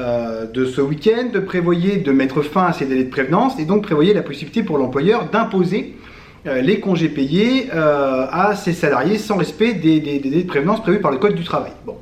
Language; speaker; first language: French; native; French